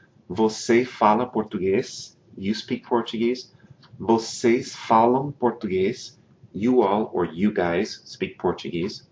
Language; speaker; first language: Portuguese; non-native, fluent; English